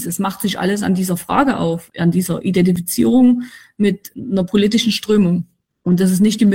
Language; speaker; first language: German; native; German